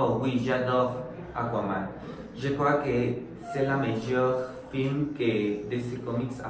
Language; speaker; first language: French; non-native, learner; Spanish